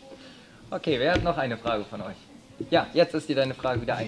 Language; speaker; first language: German; native; German